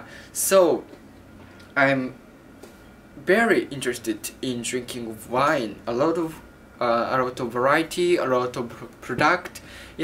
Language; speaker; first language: English; non-native, learner; Japanese